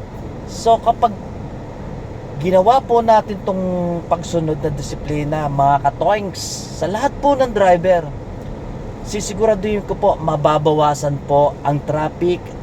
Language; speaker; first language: Filipino; native; Filipino